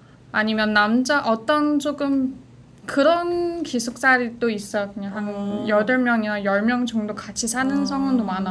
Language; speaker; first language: Korean; non-native, fluent; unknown